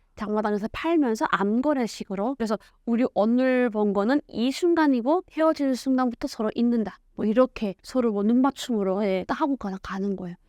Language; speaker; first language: Korean; native; Korean